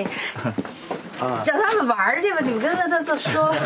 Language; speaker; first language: Chinese; native; Chinese